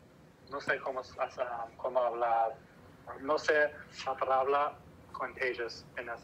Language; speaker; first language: Spanish; non-native, learner; English